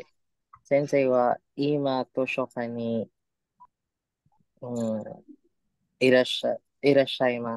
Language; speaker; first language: Japanese; non-native, learner; Filipino